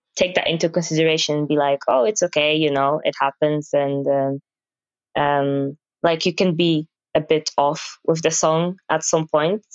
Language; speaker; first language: English; non-native, fluent; Polish